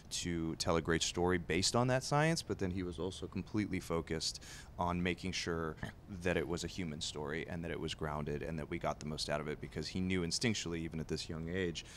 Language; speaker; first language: English; native; English